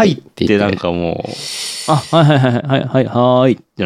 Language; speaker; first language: Japanese; native; Japanese